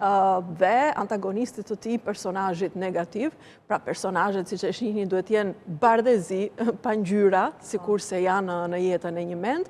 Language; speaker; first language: Albanian; native; Albanian